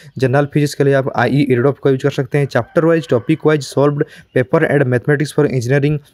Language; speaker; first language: Hindi; non-native, local second language; Odia